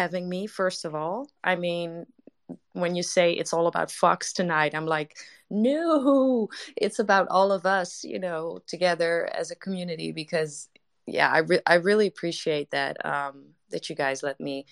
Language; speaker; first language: English; non-native, fluent; Dutch